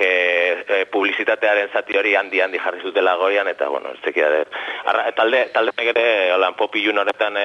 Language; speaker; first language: Basque; native; Basque